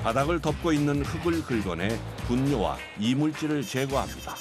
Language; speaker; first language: Korean; native; Korean